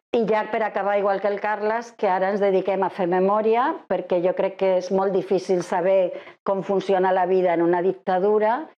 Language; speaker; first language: Catalan; non-native, fluent; Spanish